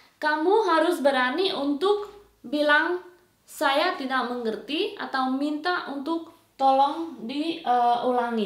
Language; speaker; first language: Indonesian; non-native, fluent; Spanish